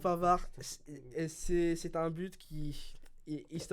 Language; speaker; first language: French; early bilingual, other home language; Spanish